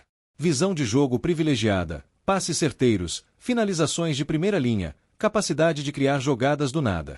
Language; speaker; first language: Portuguese; native; Portuguese